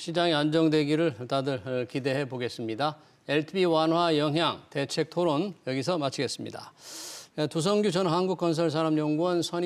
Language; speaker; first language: Korean; native; Korean